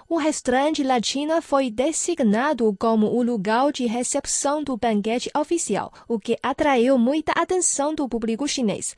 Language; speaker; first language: Portuguese; non-native, fluent; Chinese